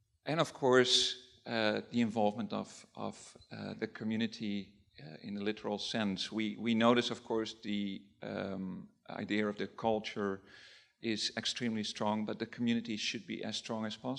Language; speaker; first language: English; non-native, fluent; Dutch